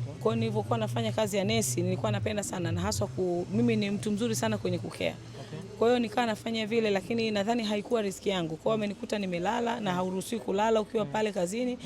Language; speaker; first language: Swahili; native; Swahili